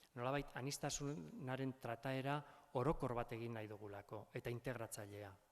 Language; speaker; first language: Basque; native; Basque